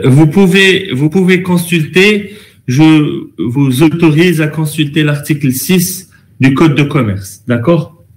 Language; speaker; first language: French; non-native, local second language; Arabic